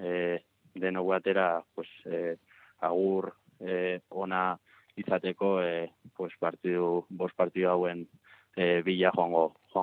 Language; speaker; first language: Basque; non-native, local second language; Spanish